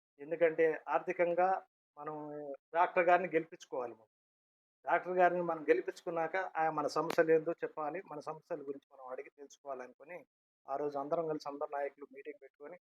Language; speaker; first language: Telugu; non-native, local second language; Lambadi